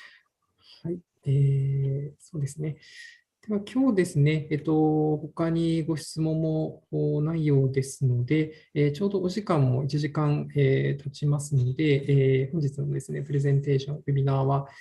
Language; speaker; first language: Japanese; native; Japanese